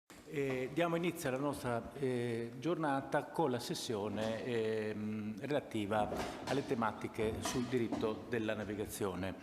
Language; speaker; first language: Italian; native; Italian